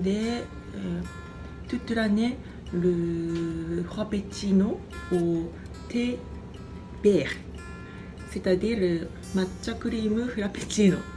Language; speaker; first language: French; non-native, fluent; Japanese